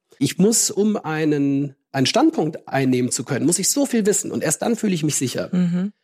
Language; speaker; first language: German; native; German